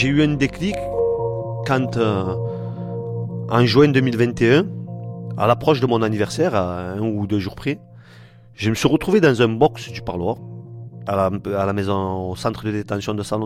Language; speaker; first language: French; native; French